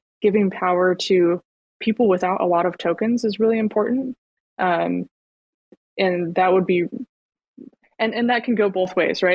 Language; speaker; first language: English; native; English